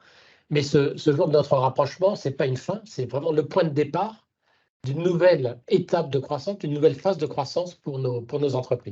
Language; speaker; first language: French; native; French